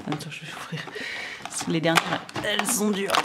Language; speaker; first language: French; native; French